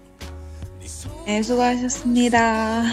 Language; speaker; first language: Korean; non-native, learner; Chinese